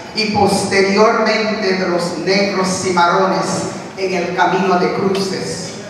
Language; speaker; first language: Spanish; non-native, local second language; English